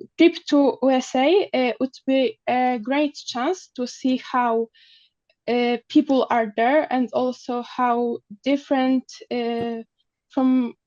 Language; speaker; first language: English; non-native, learner; Polish